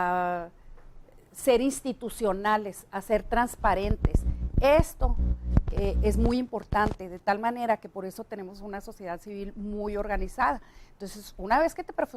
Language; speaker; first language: Spanish; native; Spanish